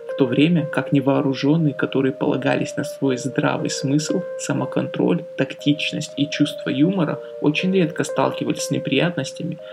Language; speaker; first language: Russian; native; Russian